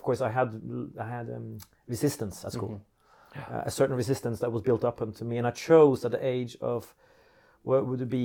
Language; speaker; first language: English; non-native, fluent; Norwegian